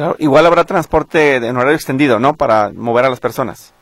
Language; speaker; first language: Spanish; native; Spanish